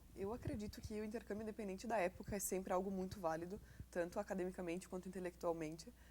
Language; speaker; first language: Portuguese; native; Portuguese